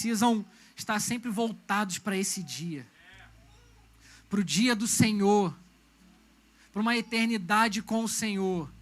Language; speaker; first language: Portuguese; native; Portuguese